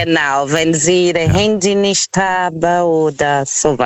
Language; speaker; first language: German; non-native, fluent; Portuguese